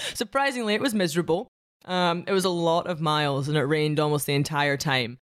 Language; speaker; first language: English; native; English